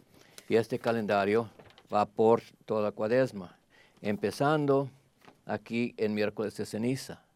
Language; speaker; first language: Spanish; early bilingual, heritage; Spanish